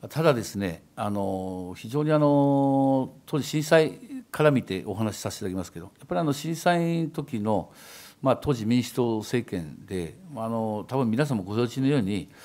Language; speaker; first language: Japanese; native; Japanese